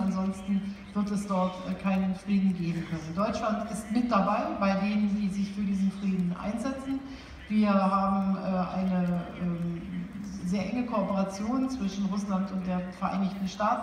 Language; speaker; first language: German; native; German